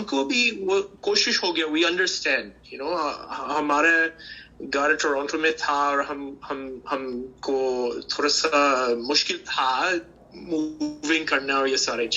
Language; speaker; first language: Hindi; early bilingual, heritage; Hindi